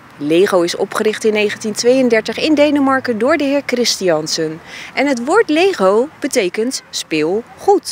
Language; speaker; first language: Dutch; native; Dutch